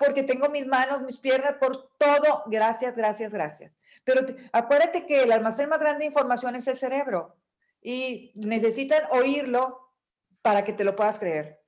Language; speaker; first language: Spanish; native; Spanish